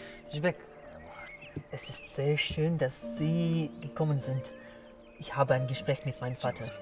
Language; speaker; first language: German; non-native, learner; Kazakh